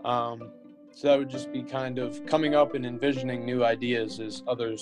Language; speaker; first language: English; native; English